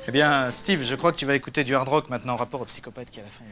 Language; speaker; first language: French; native; French